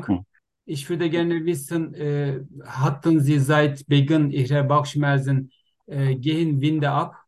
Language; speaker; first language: German; non-native, learner; Turkish